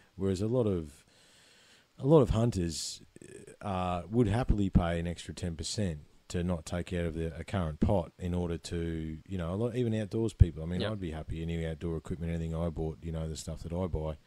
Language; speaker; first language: English; native; English